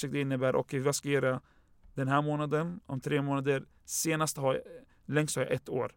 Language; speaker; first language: Swedish; non-native, fluent; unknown